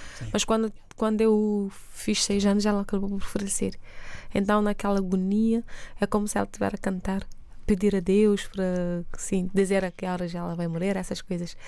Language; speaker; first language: Portuguese; non-native, local second language; Kabuverdianu